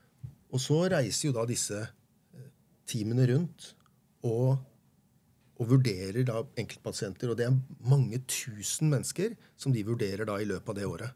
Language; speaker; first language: Norwegian; native; Norwegian